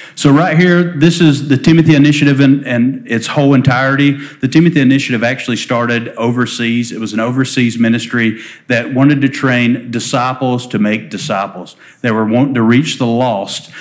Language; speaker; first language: English; native; English